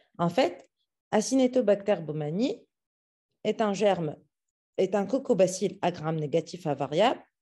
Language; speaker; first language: French; non-native, local second language; Arabic